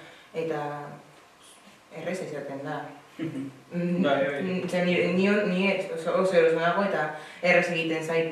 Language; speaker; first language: Basque; non-native, local second language; Spanish